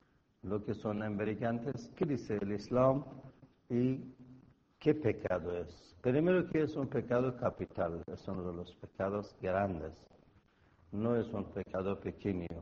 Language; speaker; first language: Spanish; non-native, fluent; Persian